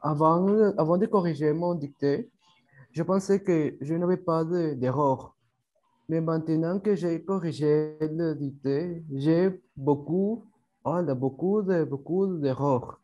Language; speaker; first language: French; non-native, learner; Spanish